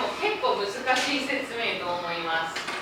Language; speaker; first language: Japanese; non-native, fluent; English